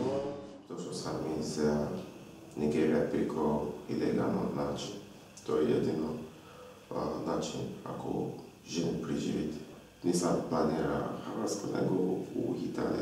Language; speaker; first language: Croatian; non-native, learner; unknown